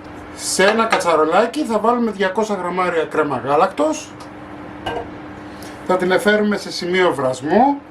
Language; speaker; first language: Greek; native; Greek